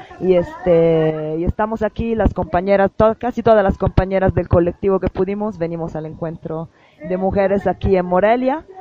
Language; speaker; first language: Spanish; non-native, fluent; Italian